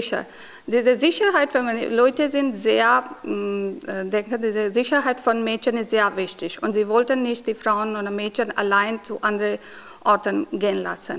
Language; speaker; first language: German; non-native, learner; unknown